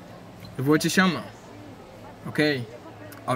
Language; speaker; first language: Portuguese; non-native, fluent; English